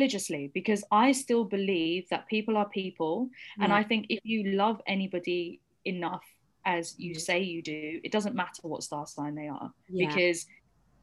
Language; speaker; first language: English; native; English